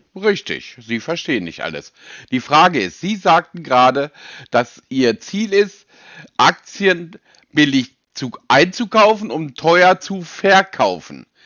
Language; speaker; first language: German; native; German